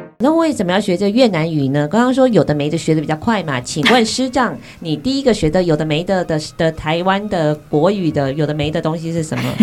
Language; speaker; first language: Chinese; native; Chinese